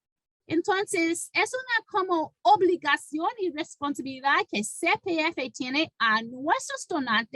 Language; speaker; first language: Spanish; non-native, fluent; English